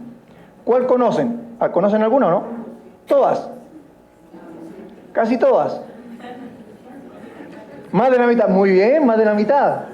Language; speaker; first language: Spanish; native; Spanish